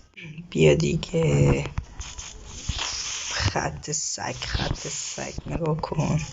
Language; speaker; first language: Persian; native; Persian